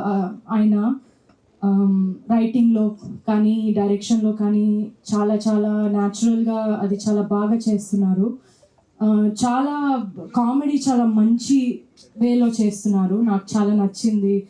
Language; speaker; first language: Telugu; non-native, fluent; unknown